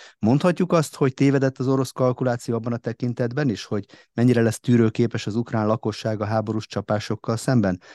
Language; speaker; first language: Hungarian; native; Hungarian